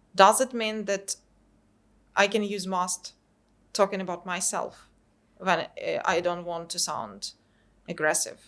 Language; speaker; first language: English; non-native, fluent; Ukrainian